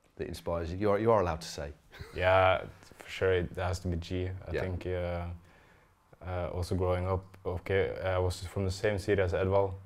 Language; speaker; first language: English; non-native, fluent; Norwegian